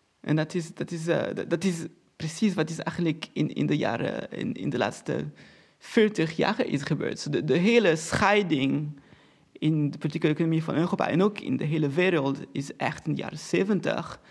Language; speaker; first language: Dutch; non-native, fluent; Portuguese